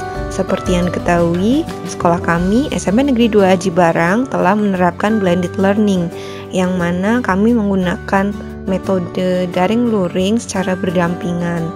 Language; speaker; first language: Indonesian; native; Indonesian